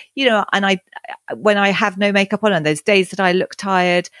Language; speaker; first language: English; native; English